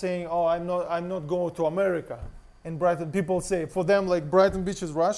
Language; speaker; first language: English; non-native, learner; Russian